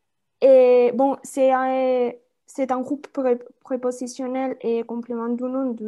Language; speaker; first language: French; non-native, fluent; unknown